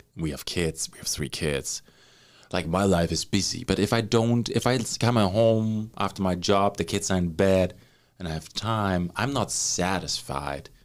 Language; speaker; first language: English; non-native, fluent; German